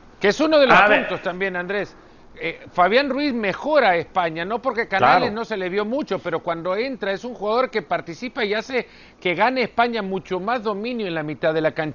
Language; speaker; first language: Spanish; native; Spanish